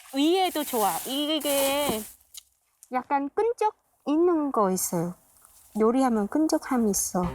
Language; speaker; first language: Korean; non-native, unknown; Vietnamese